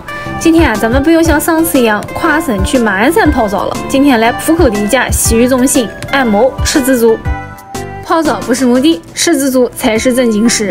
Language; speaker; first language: Chinese; native; Chinese